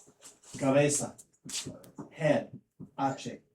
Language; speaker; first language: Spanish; non-native, learner; English